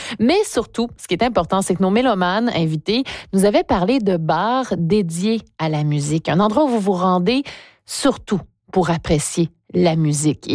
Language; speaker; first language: French; native; French